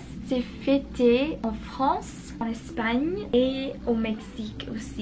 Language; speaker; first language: French; non-native, learner; Spanish